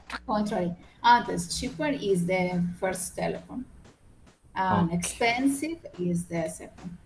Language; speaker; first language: English; non-native, learner; Spanish